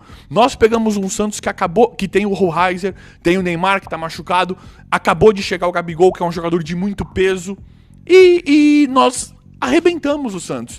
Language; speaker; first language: Portuguese; native; Portuguese